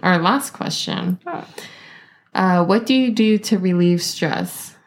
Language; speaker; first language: English; native; English